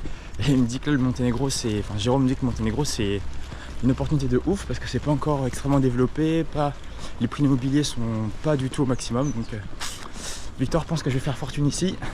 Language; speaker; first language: French; native; French